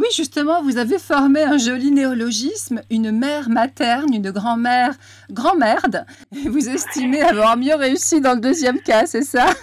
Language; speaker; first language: French; native; French